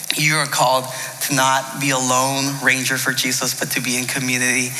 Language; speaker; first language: English; native; English